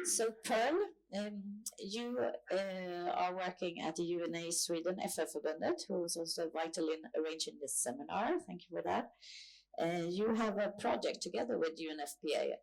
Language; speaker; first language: English; non-native, fluent; Swedish